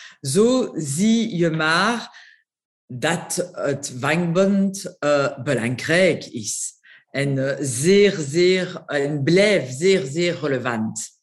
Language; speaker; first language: Dutch; non-native, local second language; French